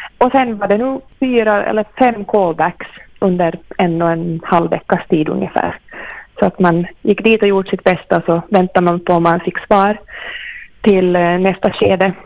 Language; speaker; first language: Swedish; native; Swedish